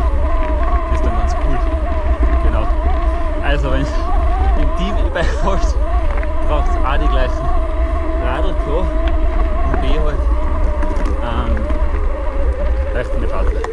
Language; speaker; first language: German; native; German